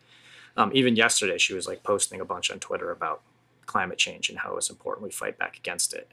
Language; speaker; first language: English; native; English